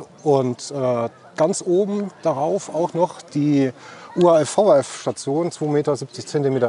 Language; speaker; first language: German; native; German